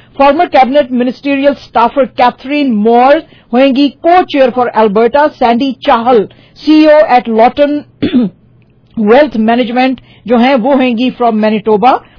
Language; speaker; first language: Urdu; non-native, local second language; Punjabi